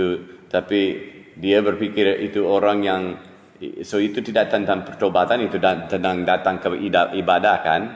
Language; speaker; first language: Indonesian; non-native, fluent; English